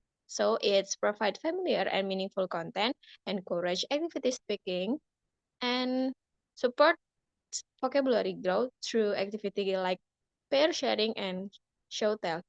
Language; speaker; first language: English; non-native, learner; Indonesian